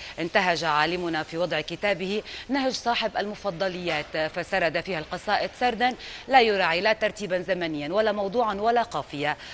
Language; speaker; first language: Arabic; native; Arabic